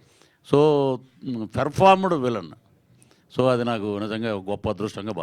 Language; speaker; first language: Telugu; native; Telugu